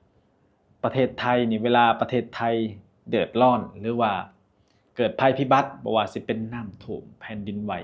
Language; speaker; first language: Thai; non-native, local second language; Lao